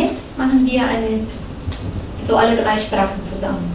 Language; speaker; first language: German; non-native, fluent; Italian